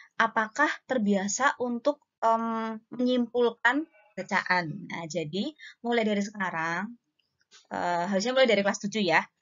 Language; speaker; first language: Indonesian; native; Indonesian